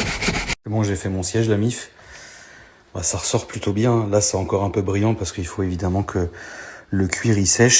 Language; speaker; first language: French; native; French